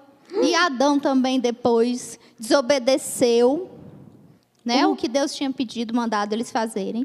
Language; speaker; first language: Portuguese; native; Portuguese